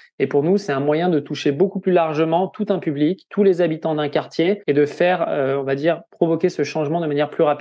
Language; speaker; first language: French; native; French